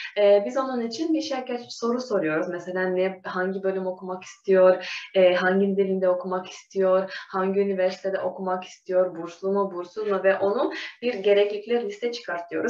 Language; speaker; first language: Turkish; non-native, fluent; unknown